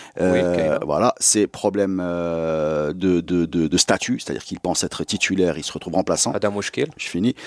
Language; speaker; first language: French; non-native, local second language; Arabic